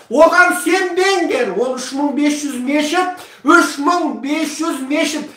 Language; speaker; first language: Kazakh; early bilingual, heritage; Kazakh